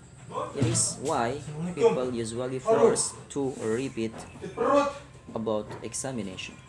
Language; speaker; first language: English; non-native, learner; Indonesian